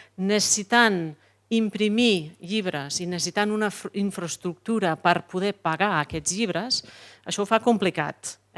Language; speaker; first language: Catalan; non-native, fluent; English